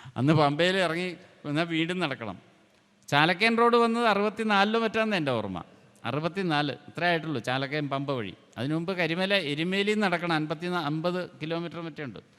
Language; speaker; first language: Malayalam; native; Malayalam